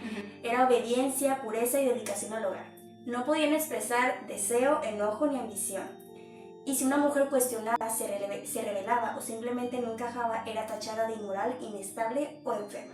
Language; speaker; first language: Spanish; native; Spanish